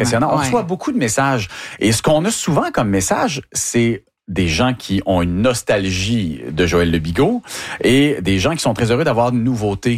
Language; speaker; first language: French; native; French